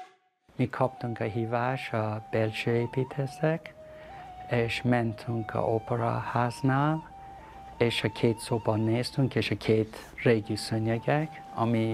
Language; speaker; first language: Hungarian; non-native, learner; Persian